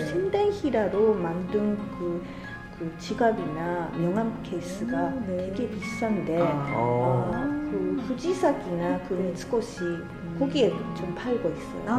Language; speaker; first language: Korean; non-native, fluent; Japanese